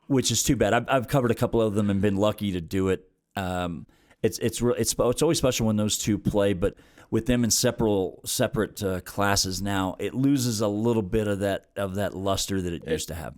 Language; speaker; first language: English; native; English